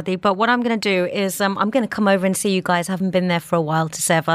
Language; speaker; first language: English; native; English